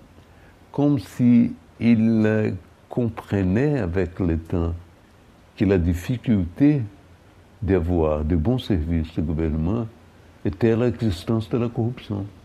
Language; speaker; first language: French; non-native, fluent; Portuguese